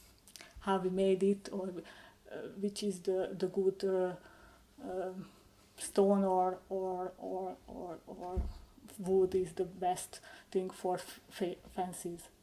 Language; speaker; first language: English; non-native, learner; Hungarian